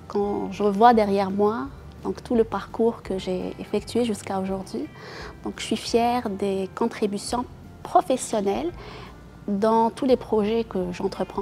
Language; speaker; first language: French; non-native, local second language; Arabic